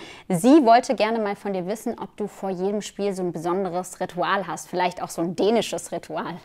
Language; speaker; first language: German; native; German